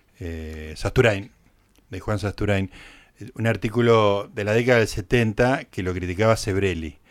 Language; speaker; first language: Spanish; native; Spanish